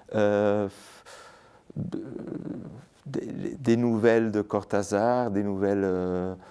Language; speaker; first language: French; non-native, fluent; Spanish